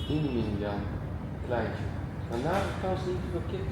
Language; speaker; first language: Dutch; native; Dutch